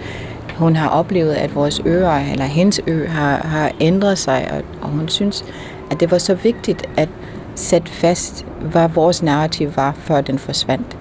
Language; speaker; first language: Danish; non-native, fluent; English